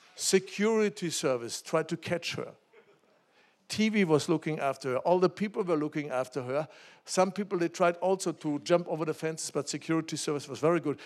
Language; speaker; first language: English; non-native, fluent; German